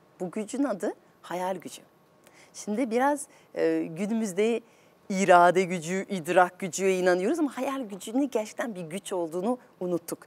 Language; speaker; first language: Turkish; non-native, fluent; French